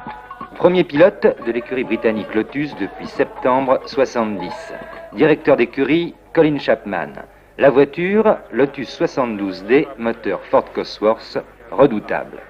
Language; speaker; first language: French; native; French